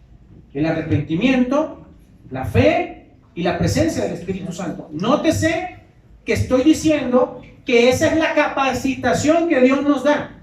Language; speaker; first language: Spanish; native; Spanish